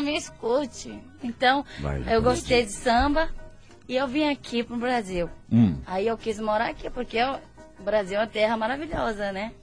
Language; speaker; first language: Portuguese; non-native, fluent; Japanese